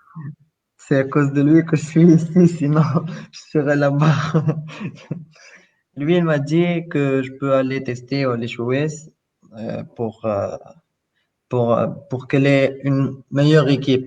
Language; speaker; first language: French; non-native, local second language; Arabic